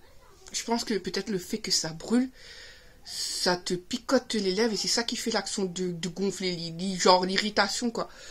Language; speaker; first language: French; native; French